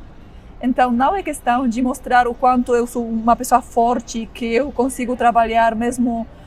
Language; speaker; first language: Portuguese; non-native, fluent; Polish